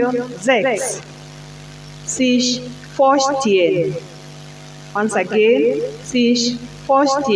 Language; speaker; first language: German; non-native, learner; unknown